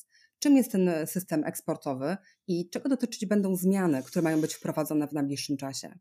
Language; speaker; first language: Polish; native; Polish